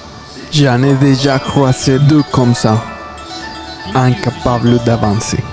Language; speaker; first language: French; non-native, fluent; Spanish